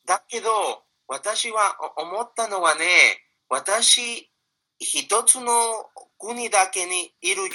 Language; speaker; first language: Japanese; non-native, fluent; Spanish